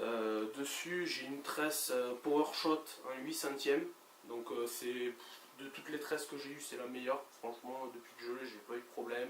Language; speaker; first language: French; native; French